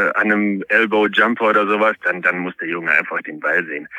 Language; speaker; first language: German; non-native, fluent; Polish